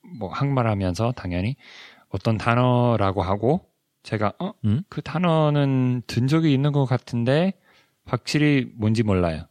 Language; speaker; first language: Korean; non-native, fluent; English